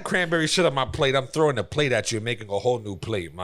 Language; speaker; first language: English; native; English